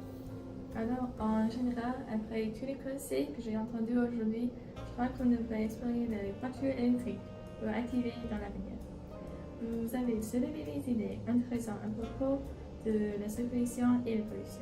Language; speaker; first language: French; non-native, learner; English